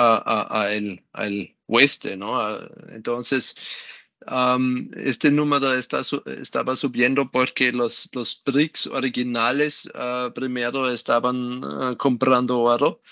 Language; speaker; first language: Spanish; non-native, learner; German